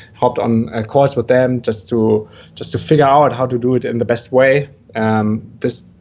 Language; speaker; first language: English; non-native, fluent; German